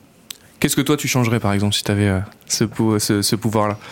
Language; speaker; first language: French; native; French